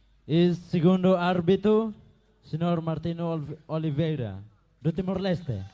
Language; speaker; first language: Portuguese; non-native, local second language; Tetum